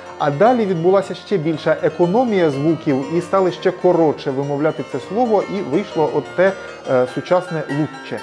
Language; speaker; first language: Ukrainian; native; Ukrainian